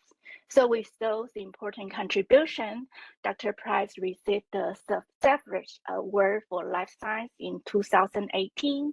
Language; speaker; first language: English; non-native, fluent; Chinese